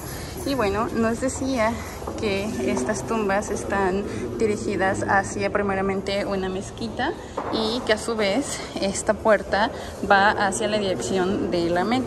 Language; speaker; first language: Spanish; native; Spanish